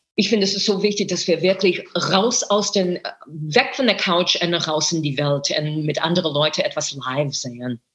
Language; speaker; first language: German; non-native, fluent; English